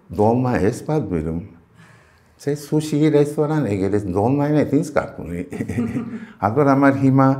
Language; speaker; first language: Armenian; early bilingual, heritage; Armenian